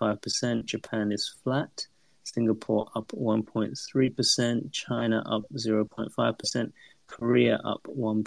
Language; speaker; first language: English; native; English